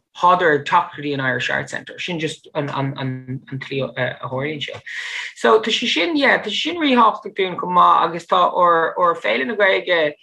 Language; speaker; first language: Irish; non-native, fluent; English